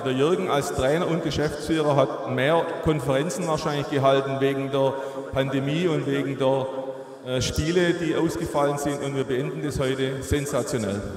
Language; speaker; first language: German; native; German